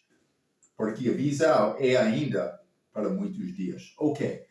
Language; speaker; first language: Portuguese; non-native, learner; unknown